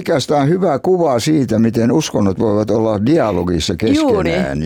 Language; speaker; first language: Finnish; native; Finnish